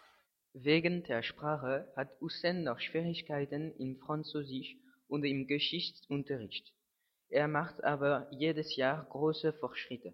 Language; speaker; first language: German; non-native, learner; French